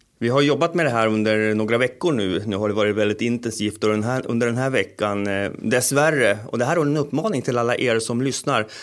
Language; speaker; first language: Swedish; native; Swedish